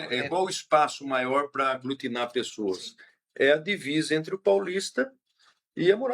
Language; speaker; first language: Portuguese; native; Portuguese